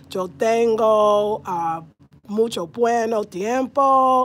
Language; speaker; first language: Spanish; non-native, learner; English